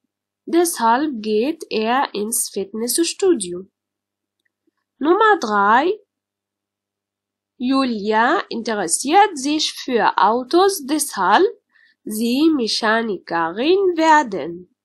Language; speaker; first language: German; non-native, learner; Arabic